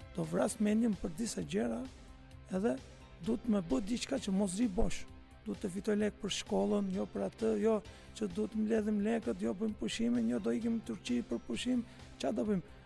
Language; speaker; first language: Albanian; non-native, fluent; Turkish